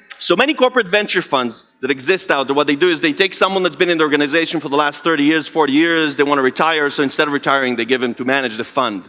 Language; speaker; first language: English; non-native, fluent; Hebrew